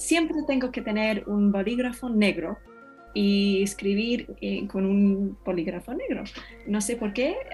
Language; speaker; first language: Spanish; non-native, fluent; English